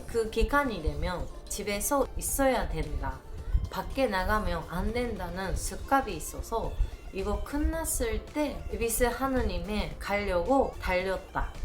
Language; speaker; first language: Korean; non-native, learner; Japanese